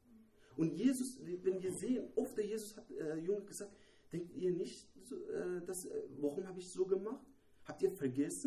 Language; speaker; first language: German; non-native, learner; Persian